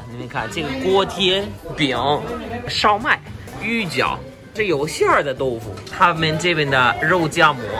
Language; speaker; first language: Chinese; non-native, fluent; English